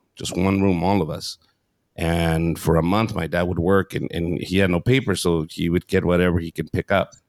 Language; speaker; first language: English; early bilingual, other home language; Spanish